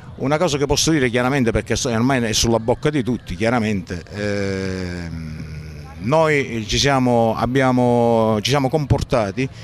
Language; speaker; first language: Italian; native; Italian